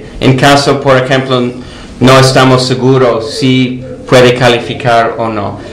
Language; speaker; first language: Spanish; non-native, fluent; English